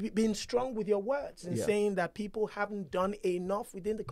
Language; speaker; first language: English; non-native, local second language; Yoruba